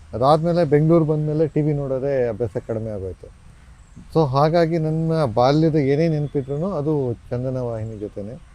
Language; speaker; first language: Kannada; native; Kannada